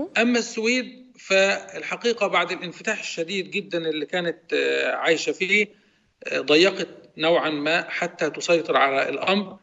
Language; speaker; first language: Arabic; native; Arabic